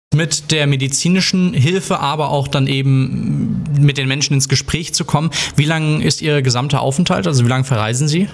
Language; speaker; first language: German; native; German